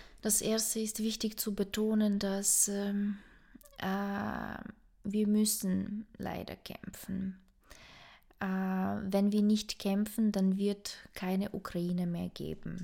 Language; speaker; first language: German; non-native, fluent; Ukrainian